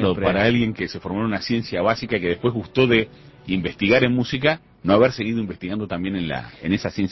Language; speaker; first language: Spanish; native; Spanish